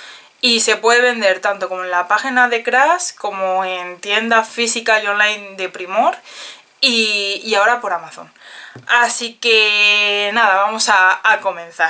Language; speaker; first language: Spanish; native; Spanish